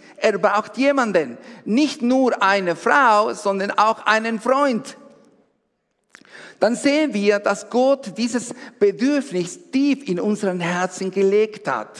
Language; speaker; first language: German; non-native, fluent; Spanish